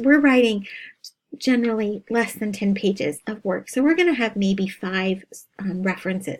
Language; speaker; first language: English; native; English